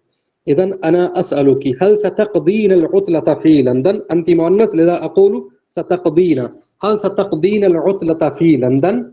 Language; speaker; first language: Arabic; non-native, fluent; Urdu